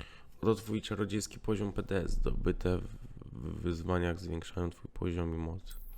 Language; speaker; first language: Polish; native; Polish